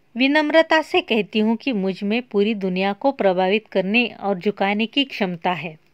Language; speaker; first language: Hindi; non-native, local second language; Marathi